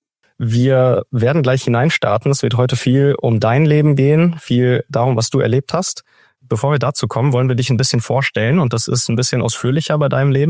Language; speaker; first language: German; native; German